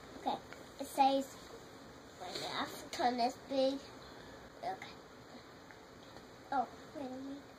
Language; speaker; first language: English; native; English